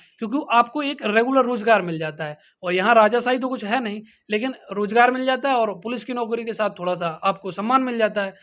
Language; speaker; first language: Hindi; native; Hindi